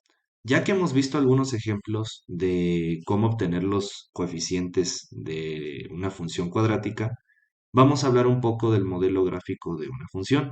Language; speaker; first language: Spanish; native; Spanish